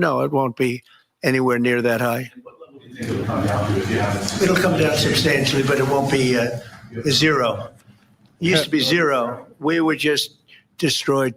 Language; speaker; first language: English; native; English